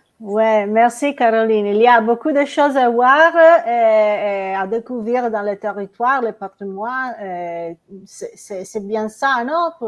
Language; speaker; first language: French; non-native, learner; Italian